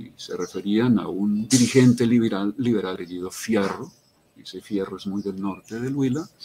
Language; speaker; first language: Spanish; native; Spanish